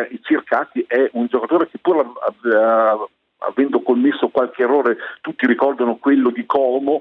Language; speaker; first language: Italian; native; Italian